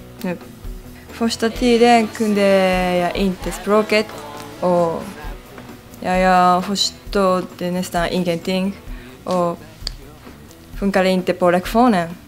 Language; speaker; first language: Swedish; non-native, learner; Japanese